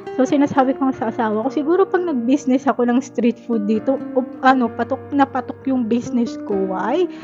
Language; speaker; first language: Filipino; native; Filipino